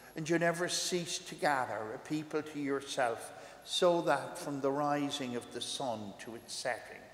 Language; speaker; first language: English; native; English